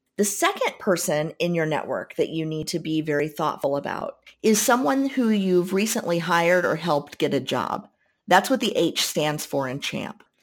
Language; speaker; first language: English; native; English